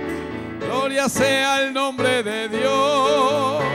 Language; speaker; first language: Spanish; native; Spanish